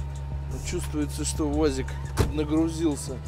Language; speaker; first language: Russian; native; Russian